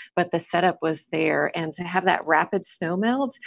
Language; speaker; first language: English; native; English